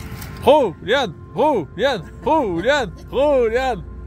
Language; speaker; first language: Spanish; non-native, learner; French